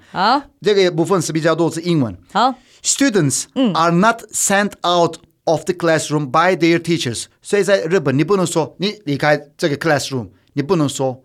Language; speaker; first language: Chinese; non-native, fluent; Turkish